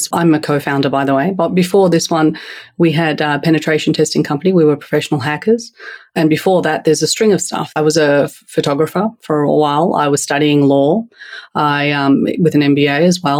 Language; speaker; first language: English; native; English